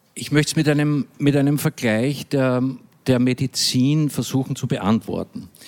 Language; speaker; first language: German; native; German